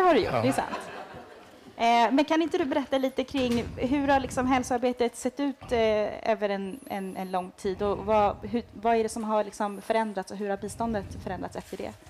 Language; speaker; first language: Swedish; native; Swedish